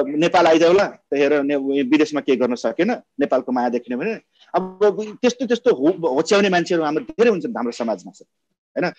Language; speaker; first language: Nepali; non-native, local second language; Maithili